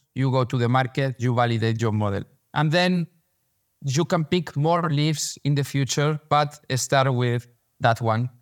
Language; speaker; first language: English; non-native, learner; Spanish